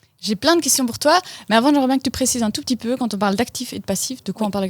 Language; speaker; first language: French; native; French